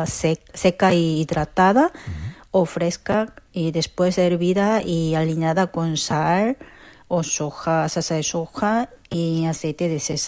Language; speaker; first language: Spanish; non-native, fluent; Korean